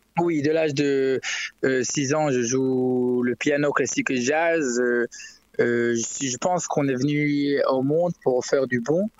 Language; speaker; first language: French; non-native, learner; Hebrew